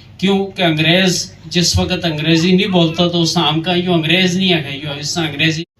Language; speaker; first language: Urdu; non-native, local second language; Gujari